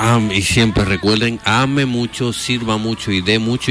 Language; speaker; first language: Spanish; native; Spanish